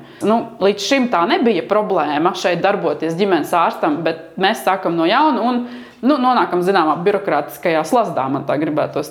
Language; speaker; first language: Latvian; native; Latvian